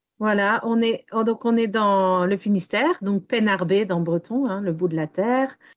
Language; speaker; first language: French; non-native, local second language; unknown